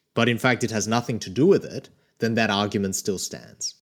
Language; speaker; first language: English; early bilingual, other home language; Korean